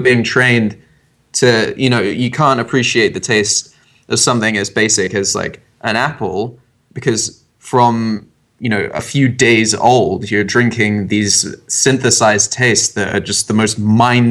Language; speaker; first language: English; native; English